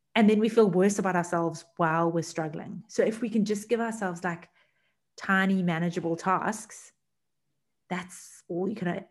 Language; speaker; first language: English; native; English